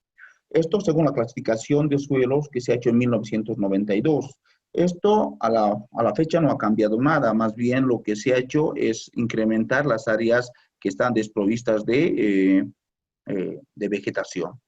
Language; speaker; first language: Spanish; native; Spanish